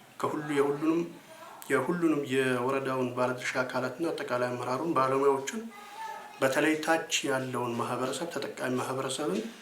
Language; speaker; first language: Amharic; non-native, local second language; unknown